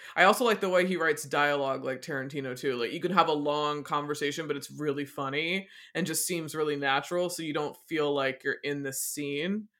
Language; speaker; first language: English; native; English